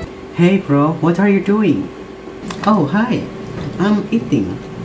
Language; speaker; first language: English; non-native, fluent; Indonesian